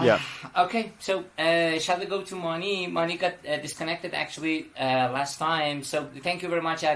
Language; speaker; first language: English; non-native, fluent; Persian